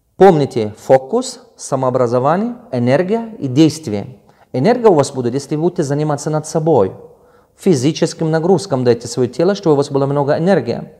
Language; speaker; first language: Russian; non-native, local second language; Tajik